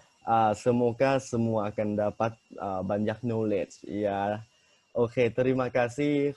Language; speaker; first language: Indonesian; non-native, fluent; Thai